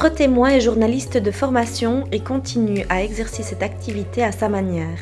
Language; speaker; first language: French; native; French